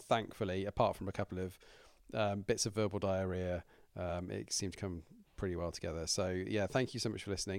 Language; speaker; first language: English; native; English